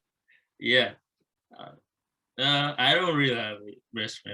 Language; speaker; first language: English; non-native, learner; Japanese